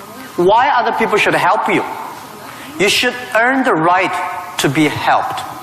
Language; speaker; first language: English; non-native, fluent; Chinese